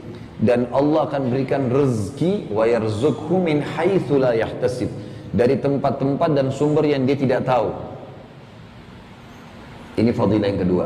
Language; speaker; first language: Indonesian; native; Indonesian